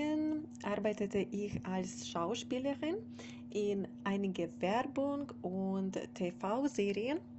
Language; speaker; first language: German; non-native, learner; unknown